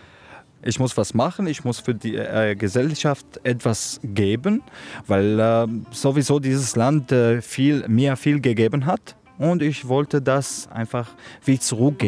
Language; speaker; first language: German; non-native, fluent; Arabic